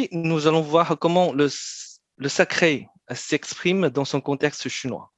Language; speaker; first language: French; non-native, fluent; Chinese